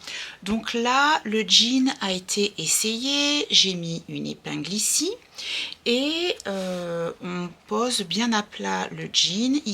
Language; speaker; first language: French; native; French